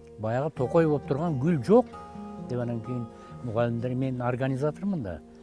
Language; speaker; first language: Kyrgyz; native; Kyrgyz